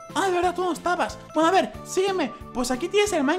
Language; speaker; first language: Spanish; native; Spanish